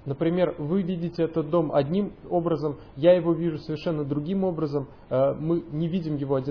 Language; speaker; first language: Russian; native; Russian